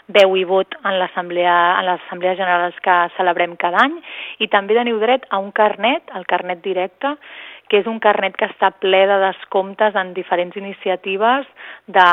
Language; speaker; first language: Catalan; native; Catalan